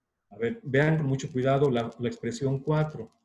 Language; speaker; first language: Spanish; native; Spanish